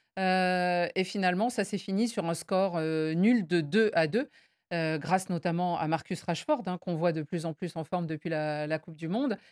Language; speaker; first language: French; native; French